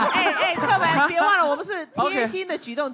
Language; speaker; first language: Chinese; native; Chinese